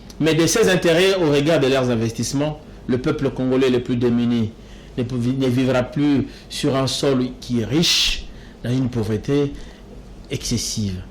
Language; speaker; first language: French; non-native, local second language; Lingala